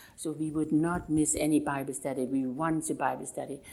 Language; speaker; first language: English; non-native, fluent; German